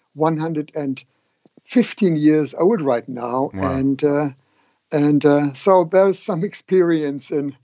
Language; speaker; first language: English; non-native, fluent; German